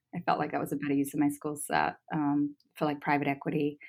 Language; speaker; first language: English; native; English